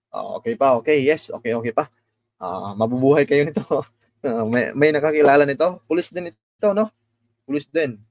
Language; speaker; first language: Filipino; non-native, local second language; Cebuano